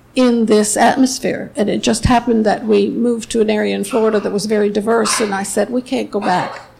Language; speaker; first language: English; native; English